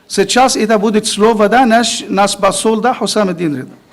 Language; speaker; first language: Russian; non-native, learner; Arabic